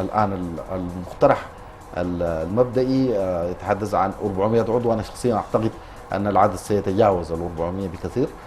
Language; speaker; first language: Arabic; native; Arabic